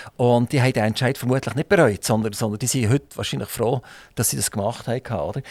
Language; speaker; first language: German; native; German